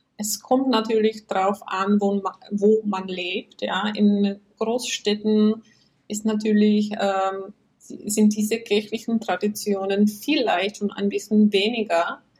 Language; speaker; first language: German; non-native, fluent; Czech